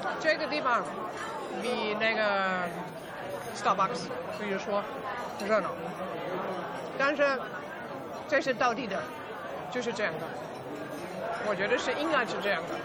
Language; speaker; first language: Chinese; non-native, learner; German